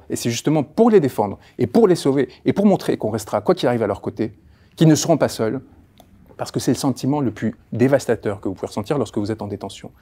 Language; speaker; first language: French; early bilingual, other home language; Spanish